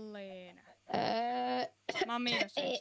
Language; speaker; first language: Finnish; native; Finnish